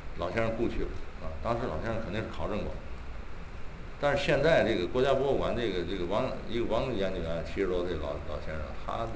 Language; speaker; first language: Chinese; native; Chinese